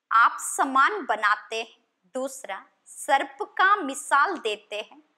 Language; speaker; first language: Hindi; non-native, local second language; Kannada